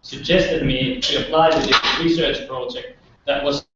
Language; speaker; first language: English; non-native, fluent; Finnish